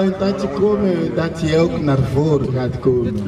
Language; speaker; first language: Dutch; non-native, fluent; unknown